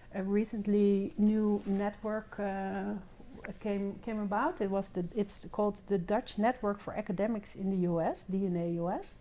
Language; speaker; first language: English; non-native, fluent; Dutch